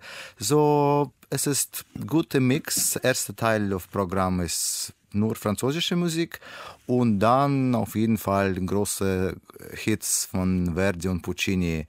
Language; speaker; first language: German; non-native, learner; Russian